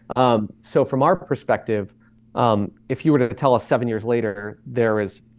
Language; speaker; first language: English; native; English